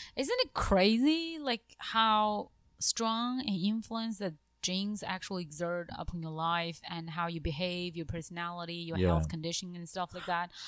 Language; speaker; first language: English; non-native, fluent; Chinese